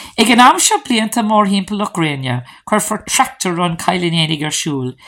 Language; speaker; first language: Irish; non-native, local second language; English